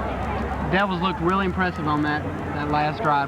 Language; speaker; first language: English; native; English